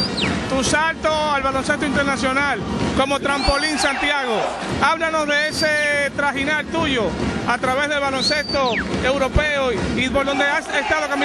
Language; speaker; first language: Spanish; native; Spanish